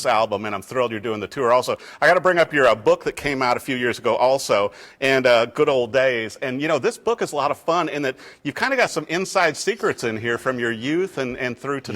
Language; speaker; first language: English; native; English